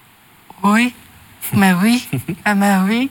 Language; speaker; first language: French; non-native, learner; Japanese